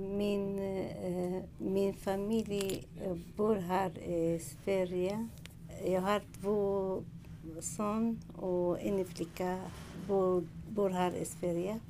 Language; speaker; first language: Swedish; non-native, learner; Arabic